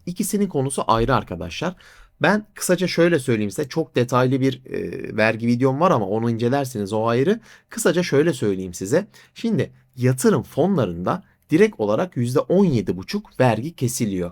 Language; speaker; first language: Turkish; native; Turkish